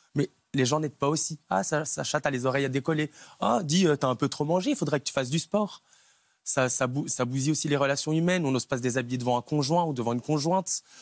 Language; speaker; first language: French; native; French